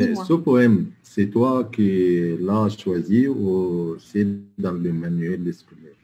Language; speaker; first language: French; non-native, fluent; Arabic